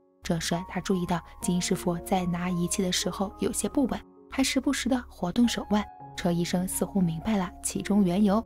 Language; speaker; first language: Chinese; native; Chinese